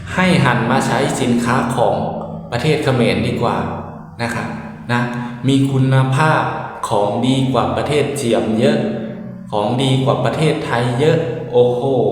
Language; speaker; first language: Thai; native; Thai